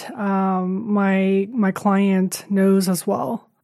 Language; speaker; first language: English; early bilingual, other home language; Chinese